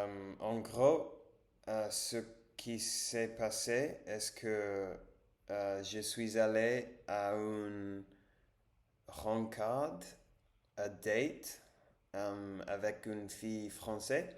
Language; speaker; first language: French; non-native, learner; English